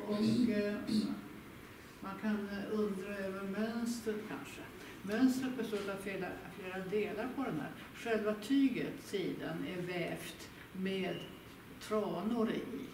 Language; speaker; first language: Swedish; native; Swedish